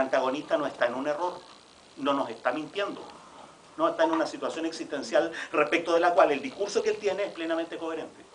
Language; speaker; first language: Spanish; native; Spanish